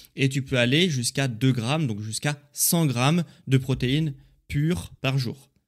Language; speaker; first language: French; native; French